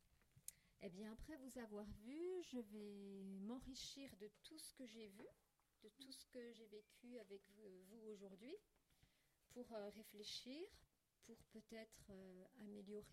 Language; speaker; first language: French; native; French